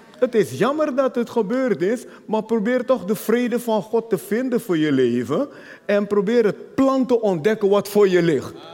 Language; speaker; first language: Dutch; non-native, fluent; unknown